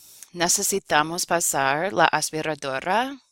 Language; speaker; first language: Spanish; non-native, fluent; English